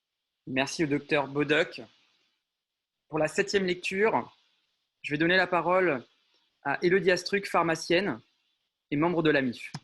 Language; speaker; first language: French; native; French